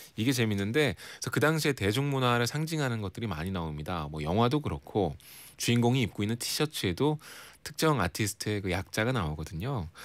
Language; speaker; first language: Korean; native; Korean